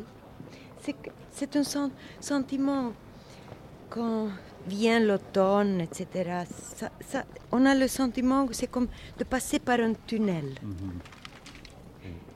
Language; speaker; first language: French; non-native, fluent; Swedish